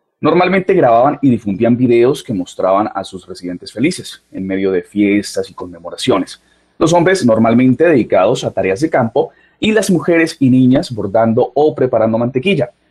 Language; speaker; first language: Spanish; native; Spanish